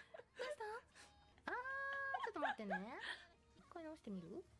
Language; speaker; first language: Japanese; native; Japanese